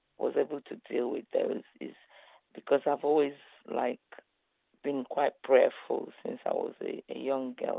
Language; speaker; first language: English; non-native, local second language; Igbo